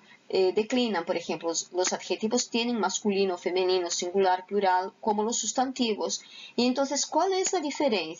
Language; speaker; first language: Spanish; non-native, fluent; Portuguese